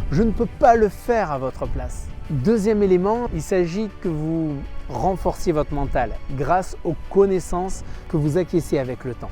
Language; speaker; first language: French; native; French